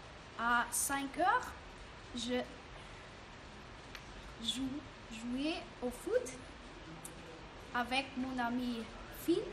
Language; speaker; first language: French; non-native, learner; German